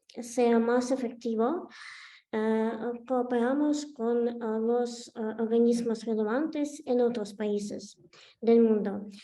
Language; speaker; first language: Spanish; non-native, fluent; Ukrainian